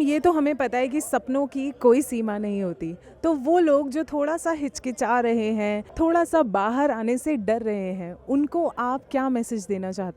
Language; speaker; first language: Hindi; native; Hindi